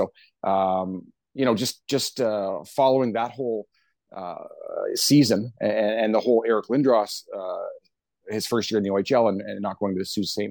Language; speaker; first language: English; native; English